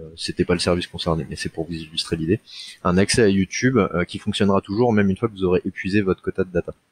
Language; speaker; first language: French; native; French